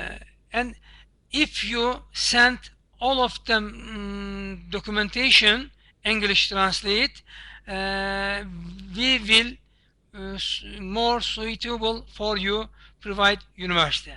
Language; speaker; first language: English; non-native, learner; Turkish